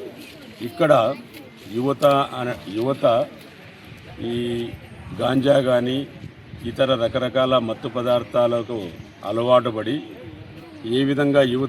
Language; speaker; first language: Telugu; native; Telugu